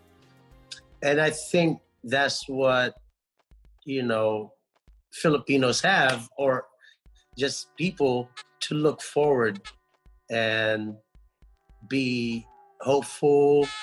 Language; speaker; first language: English; non-native, local second language; Pampanga